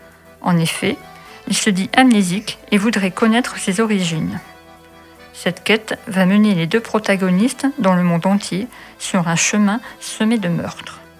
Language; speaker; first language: French; native; French